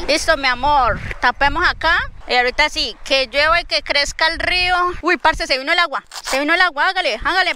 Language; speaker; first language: Spanish; native; Spanish